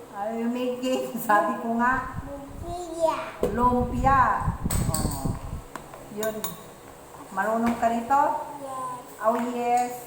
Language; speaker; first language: Filipino; native; Filipino